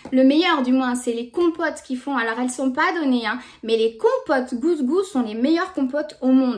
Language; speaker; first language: French; native; French